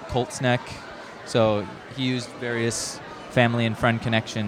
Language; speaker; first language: English; native; English